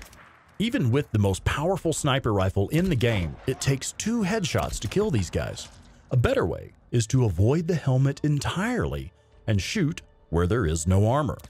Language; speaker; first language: English; native; English